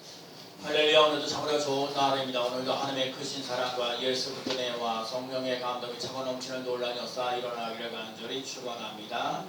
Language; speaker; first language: Korean; native; Korean